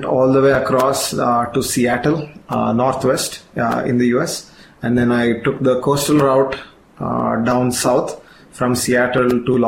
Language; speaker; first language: English; non-native, local second language; Kannada